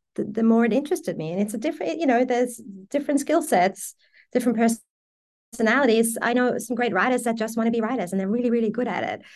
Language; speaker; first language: English; early bilingual, other home language; Persian